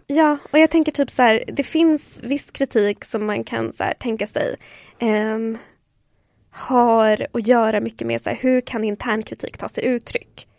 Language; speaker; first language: Swedish; early bilingual, other home language; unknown